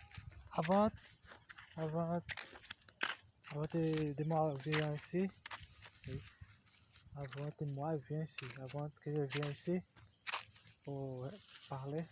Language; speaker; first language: French; non-native, learner; Portuguese